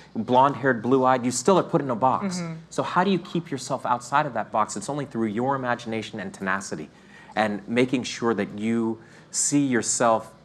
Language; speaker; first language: English; native; English